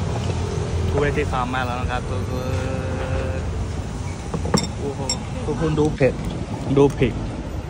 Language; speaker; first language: Thai; non-native, fluent; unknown